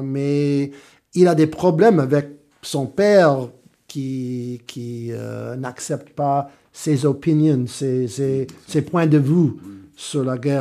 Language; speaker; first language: French; non-native, fluent; English